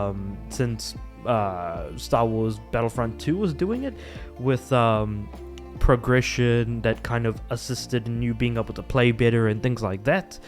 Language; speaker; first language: English; native; English